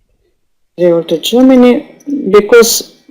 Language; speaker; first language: English; non-native, learner; Russian